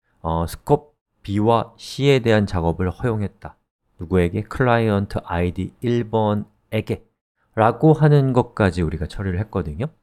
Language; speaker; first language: Korean; native; Korean